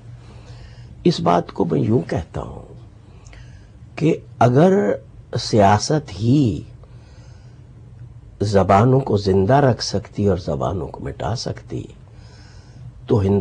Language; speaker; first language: Urdu; native; Urdu